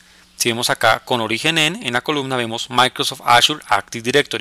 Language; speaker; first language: Spanish; native; Spanish